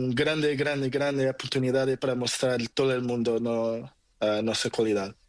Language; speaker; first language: Spanish; non-native, learner; Portuguese